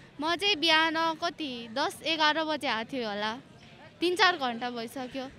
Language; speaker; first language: Nepali; native; Nepali